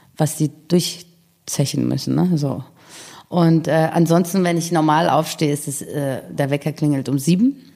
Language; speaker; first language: German; early bilingual, other home language; Persian